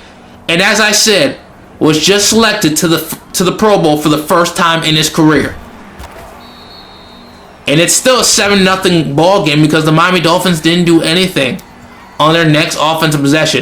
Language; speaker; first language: English; native; English